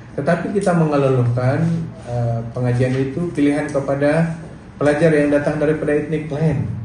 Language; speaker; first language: Malay; non-native, local second language; Central Dusun